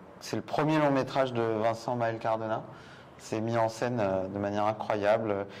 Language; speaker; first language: French; native; French